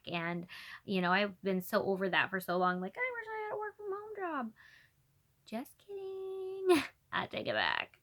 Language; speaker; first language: English; native; English